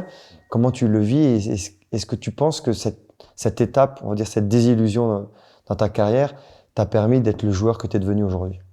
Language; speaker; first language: French; native; French